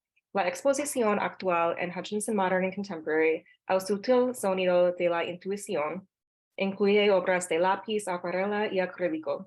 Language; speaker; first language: Spanish; non-native, fluent; English